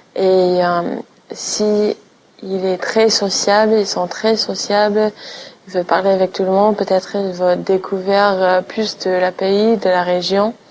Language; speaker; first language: French; non-native, fluent; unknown